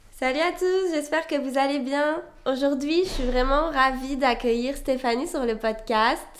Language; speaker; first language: French; native; French